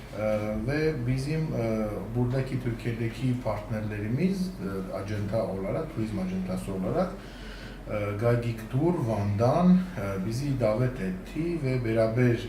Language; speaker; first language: Turkish; non-native, fluent; Armenian